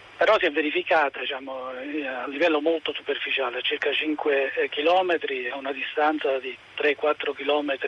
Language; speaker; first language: Italian; native; Italian